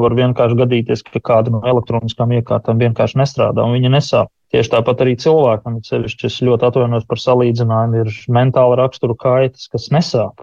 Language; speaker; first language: Latvian; native; Latvian